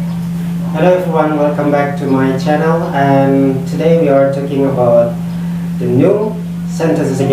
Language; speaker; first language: English; non-native, fluent; Indonesian